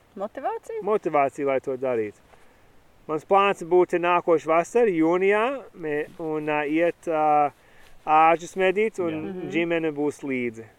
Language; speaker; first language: Latvian; early bilingual, heritage; Latvian